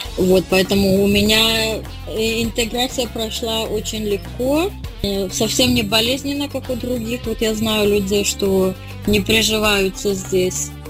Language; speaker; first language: Russian; native; Russian